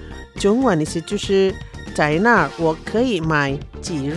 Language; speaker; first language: Chinese; early bilingual, heritage; Chinese